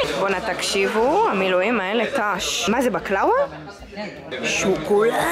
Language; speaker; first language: Hebrew; native; Hebrew